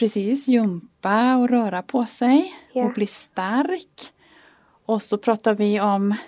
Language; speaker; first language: Swedish; native; Swedish